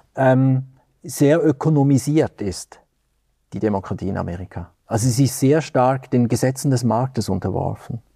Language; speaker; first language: German; native; German